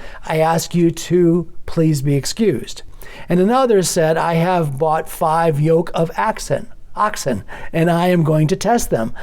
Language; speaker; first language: English; native; English